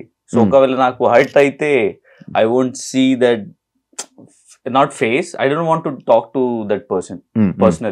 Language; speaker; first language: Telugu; non-native, learner; Hindi